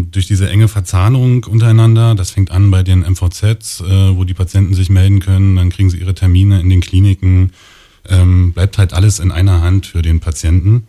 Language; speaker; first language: German; native; German